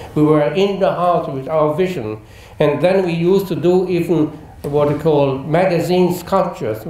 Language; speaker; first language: English; non-native, fluent; German